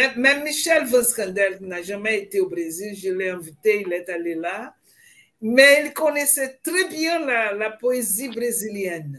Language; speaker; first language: French; non-native, fluent; Portuguese